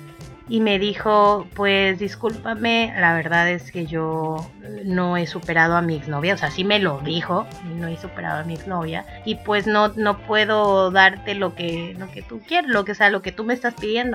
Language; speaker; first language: Spanish; native; Spanish